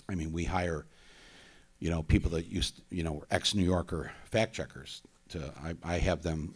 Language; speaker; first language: English; native; English